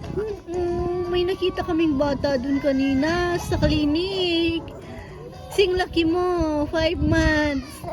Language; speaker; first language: Filipino; native; Filipino